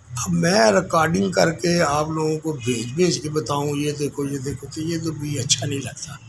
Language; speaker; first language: Urdu; non-native, local second language; Punjabi